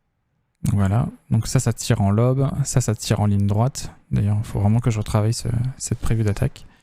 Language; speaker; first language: French; native; French